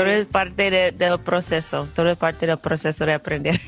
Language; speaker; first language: Spanish; non-native, fluent; English